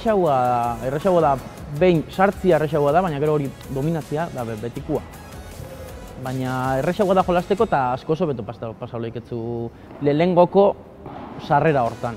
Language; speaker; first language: Basque; native; Basque